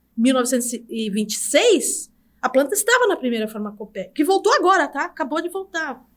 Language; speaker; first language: Portuguese; native; Portuguese